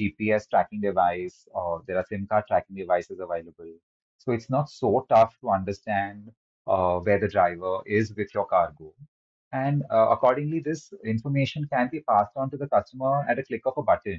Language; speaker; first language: English; non-native, local second language; Hindi